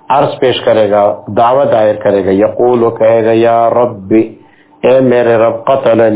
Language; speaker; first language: Urdu; non-native, local second language; Pashto